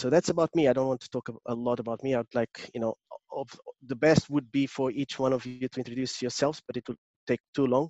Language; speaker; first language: English; non-native, fluent; Portuguese